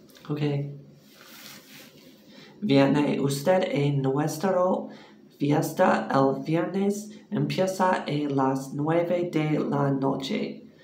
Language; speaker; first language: Spanish; non-native, learner; English